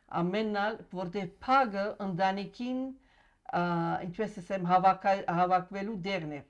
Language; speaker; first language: Armenian; non-native, local second language; Arabic